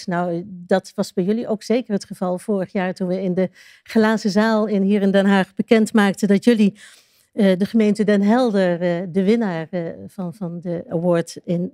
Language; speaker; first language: Dutch; native; Dutch